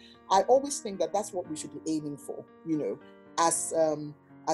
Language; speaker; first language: English; non-native, local second language; Akan